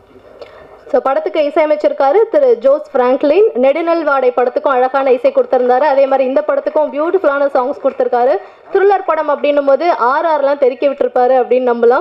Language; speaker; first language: Tamil; native; Tamil